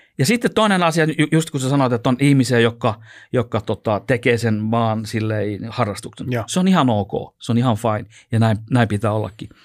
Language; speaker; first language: Finnish; non-native, local second language; Swedish